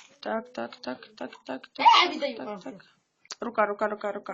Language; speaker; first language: Ukrainian; native; Ukrainian